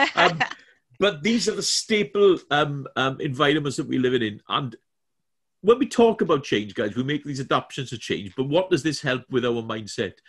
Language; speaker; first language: English; native; English